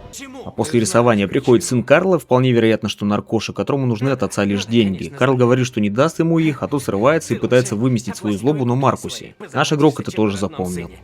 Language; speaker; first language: Russian; native; Russian